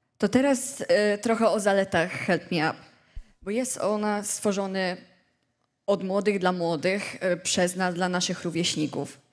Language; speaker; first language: Polish; native; Polish